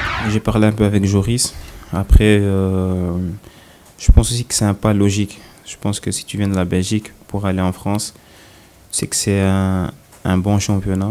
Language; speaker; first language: French; non-native, local second language; Dutch